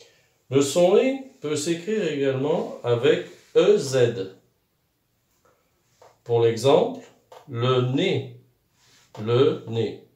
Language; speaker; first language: French; non-native, local second language; Arabic